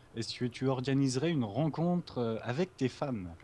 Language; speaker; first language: French; native; French